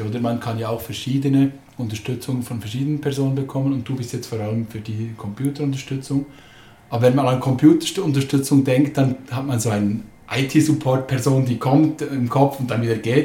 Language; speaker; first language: German; native; German